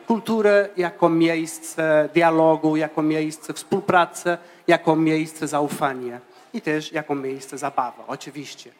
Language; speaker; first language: Polish; non-native, fluent; Portuguese